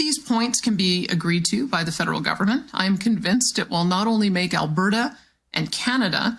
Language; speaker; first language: English; native; English